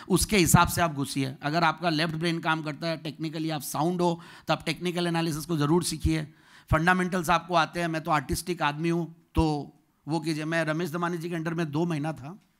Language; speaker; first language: Hindi; native; Hindi